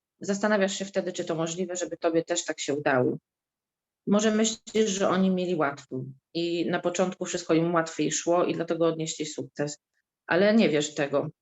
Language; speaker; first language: Polish; native; Polish